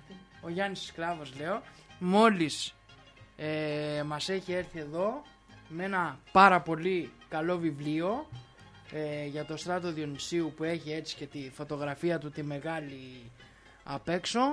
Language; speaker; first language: Greek; native; Greek